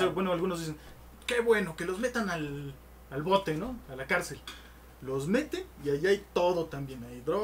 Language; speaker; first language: Spanish; native; Spanish